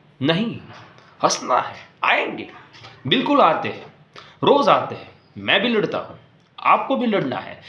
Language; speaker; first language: Hindi; non-native, local second language; Gujarati